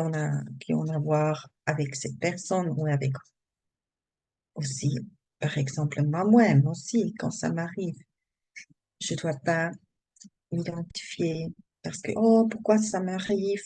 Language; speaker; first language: French; non-native, learner; German